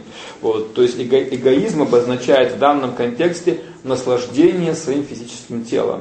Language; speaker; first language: Russian; native; Russian